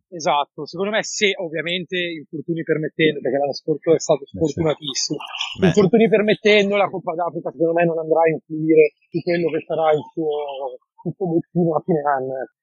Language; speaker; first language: Italian; native; Italian